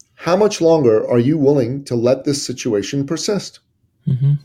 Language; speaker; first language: English; early bilingual, other home language; Persian